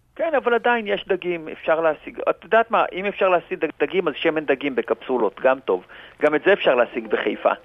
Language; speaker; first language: Hebrew; native; Hebrew